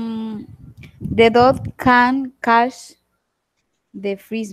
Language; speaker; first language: English; non-native, learner; Spanish